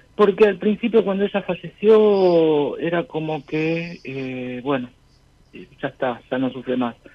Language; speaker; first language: Spanish; native; Spanish